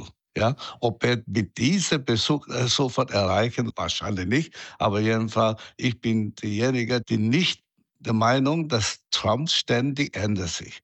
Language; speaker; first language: German; non-native, fluent; Chinese